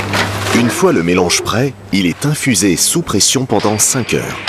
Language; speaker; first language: French; native; French